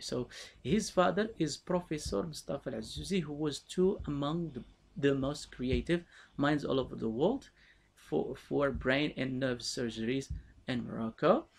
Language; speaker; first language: English; non-native, fluent; Arabic